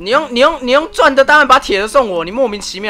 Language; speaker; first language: Chinese; native; Chinese